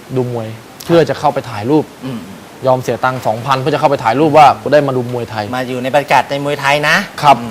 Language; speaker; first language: Thai; non-native, fluent; Spanish